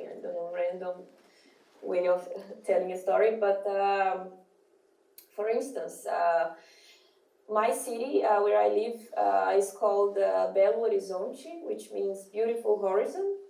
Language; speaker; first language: English; non-native, fluent; Portuguese